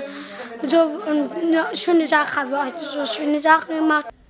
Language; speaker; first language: German; non-native, learner; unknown